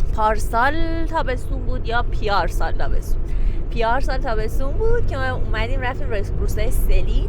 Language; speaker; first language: Persian; native; Persian